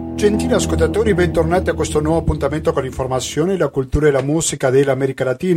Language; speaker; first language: Italian; non-native, fluent; Spanish